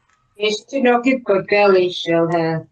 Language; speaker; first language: Hebrew; non-native, learner; English